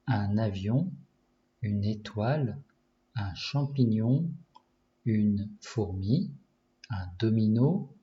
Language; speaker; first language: French; non-native, learner; Japanese